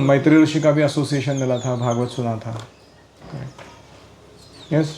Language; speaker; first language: Hindi; non-native, local second language; Marathi